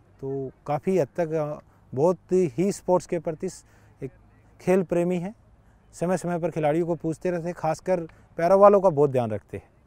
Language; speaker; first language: Hindi; non-native, local second language; Gujarati